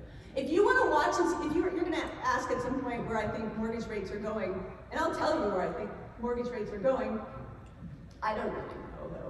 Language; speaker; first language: English; native; English